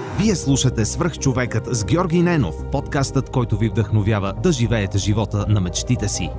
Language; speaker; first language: Bulgarian; native; Bulgarian